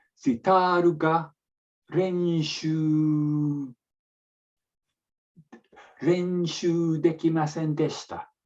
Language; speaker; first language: Japanese; non-native, learner; English